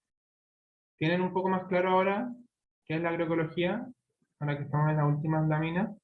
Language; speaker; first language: Spanish; native; Spanish